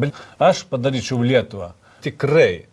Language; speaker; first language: Lithuanian; non-native, fluent; Russian